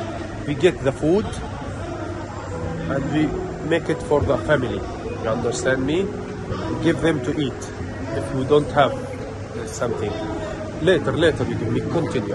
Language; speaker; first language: English; non-native, learner; Arabic